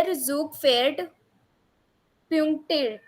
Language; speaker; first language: German; non-native, learner; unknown